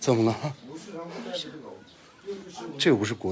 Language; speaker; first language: Chinese; non-native, fluent; Mongolian